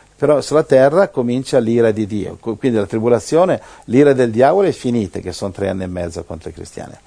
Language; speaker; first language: Italian; native; Italian